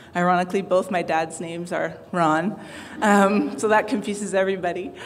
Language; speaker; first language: English; native; English